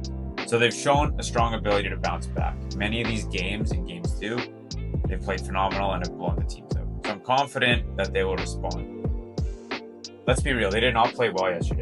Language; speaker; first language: English; native; English